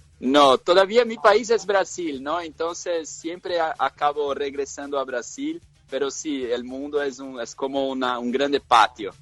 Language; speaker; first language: Spanish; non-native, fluent; Portuguese